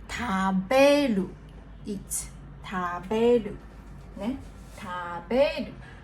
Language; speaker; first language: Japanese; non-native, fluent; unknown